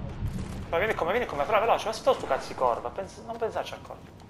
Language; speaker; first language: Italian; native; Italian